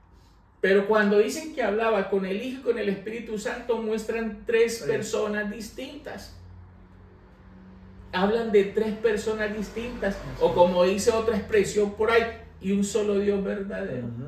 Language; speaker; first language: Spanish; native; Spanish